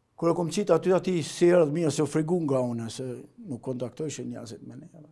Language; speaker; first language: Albanian; native; Albanian